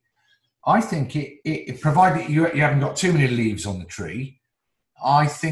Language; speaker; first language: English; native; English